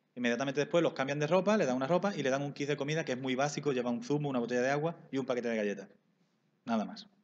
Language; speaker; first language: Spanish; native; Spanish